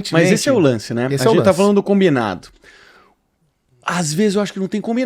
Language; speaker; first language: Portuguese; native; Portuguese